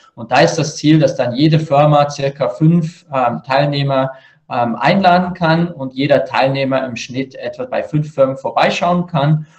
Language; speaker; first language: German; native; German